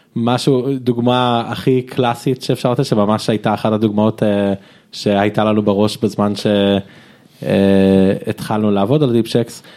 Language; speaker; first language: Hebrew; early bilingual, other home language; English